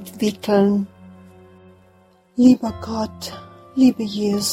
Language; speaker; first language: German; non-native, fluent; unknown